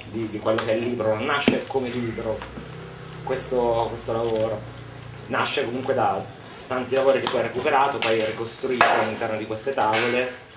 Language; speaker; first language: Italian; native; Italian